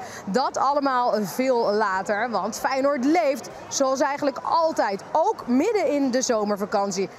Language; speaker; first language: Dutch; native; Dutch